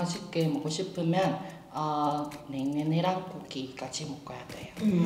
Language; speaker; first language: Korean; non-native, fluent; Thai